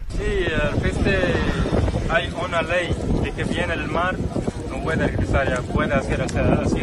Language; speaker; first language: Spanish; non-native, learner; Arabic